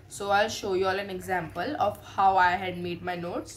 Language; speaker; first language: English; non-native, local second language; Hindi